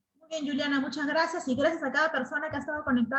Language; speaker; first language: Spanish; native; Spanish